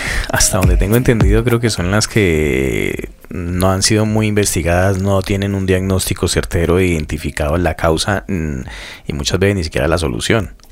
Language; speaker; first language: Spanish; native; Spanish